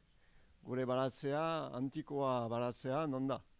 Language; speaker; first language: Basque; non-native, learner; French